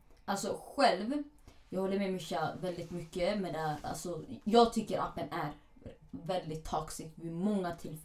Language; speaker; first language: Swedish; early bilingual, other home language; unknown